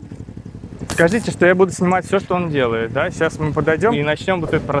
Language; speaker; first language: Russian; native; Russian